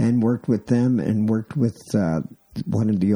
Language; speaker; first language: English; native; English